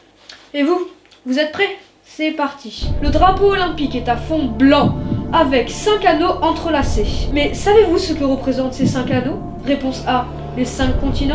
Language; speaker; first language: French; native; French